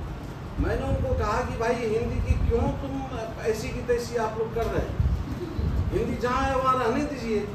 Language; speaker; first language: Hindi; native; Hindi